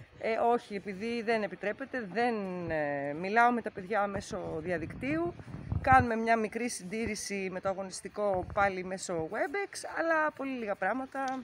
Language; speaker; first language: Greek; native; Greek